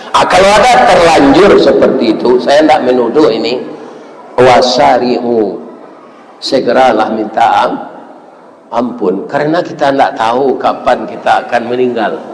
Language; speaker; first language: Malay; non-native, local second language; Minangkabau